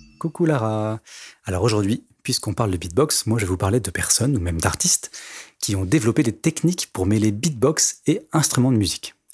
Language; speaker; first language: French; native; French